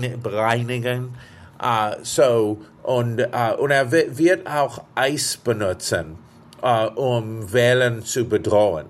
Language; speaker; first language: German; non-native, fluent; English